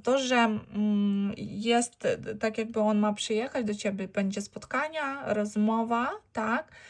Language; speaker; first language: Polish; non-native, learner; Ukrainian